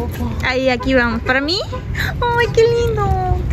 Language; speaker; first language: Spanish; native; Spanish